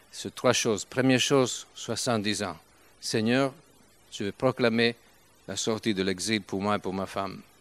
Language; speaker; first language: French; non-native, fluent; Italian